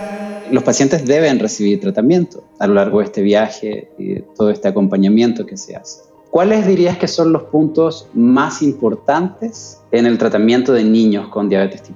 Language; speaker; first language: Spanish; native; Spanish